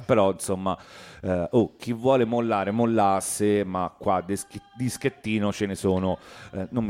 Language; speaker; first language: Italian; native; Italian